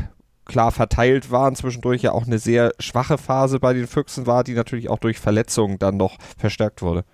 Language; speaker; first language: German; native; German